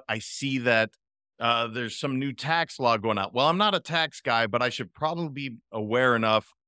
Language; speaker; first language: English; native; English